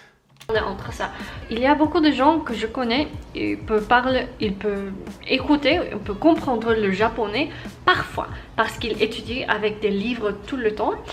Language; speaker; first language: French; non-native, learner; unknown